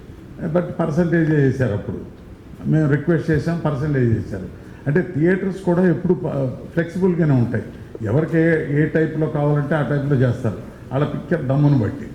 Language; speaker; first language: Telugu; native; Telugu